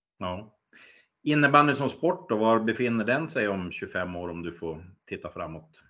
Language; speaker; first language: Swedish; native; Swedish